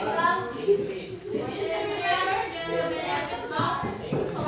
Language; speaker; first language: English; non-native, learner; Indonesian